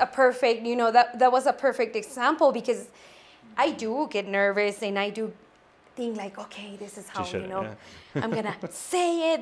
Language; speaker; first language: English; non-native, fluent; Spanish